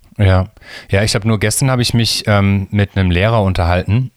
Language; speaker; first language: German; native; German